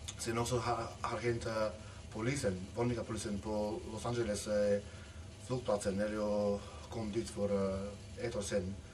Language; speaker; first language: Swedish; non-native, fluent; Macedonian